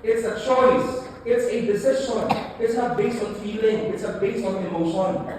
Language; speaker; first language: English; non-native, local second language; Filipino